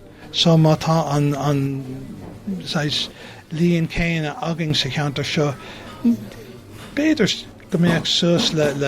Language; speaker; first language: Irish; non-native, local second language; English